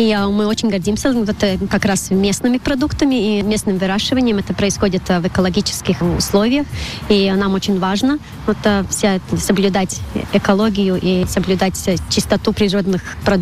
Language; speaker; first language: Russian; non-native, local second language; Latvian